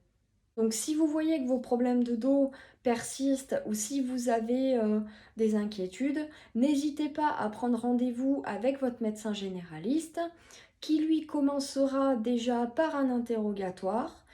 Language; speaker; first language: French; native; French